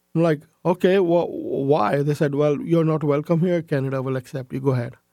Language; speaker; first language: English; non-native, local second language; Urdu